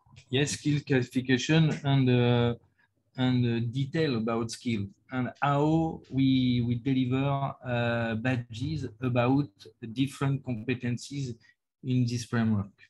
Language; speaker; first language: English; non-native, learner; French